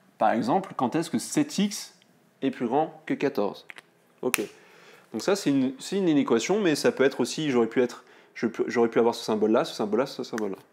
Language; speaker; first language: French; native; French